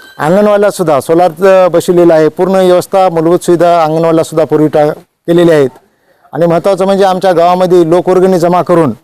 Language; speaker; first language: Marathi; native; Marathi